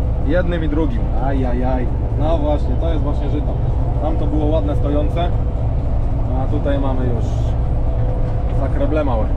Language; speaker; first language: Polish; native; Polish